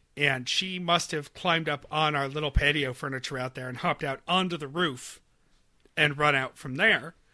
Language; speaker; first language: English; native; English